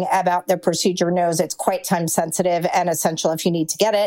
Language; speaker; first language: English; native; English